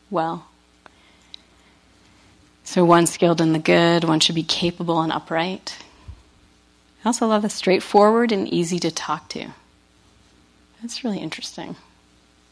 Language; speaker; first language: English; native; English